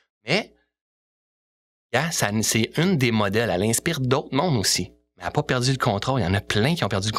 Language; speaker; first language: French; native; French